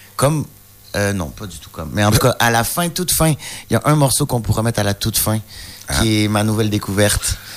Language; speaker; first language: French; native; French